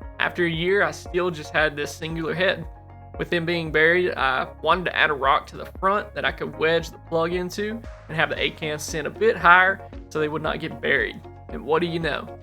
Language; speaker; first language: English; native; English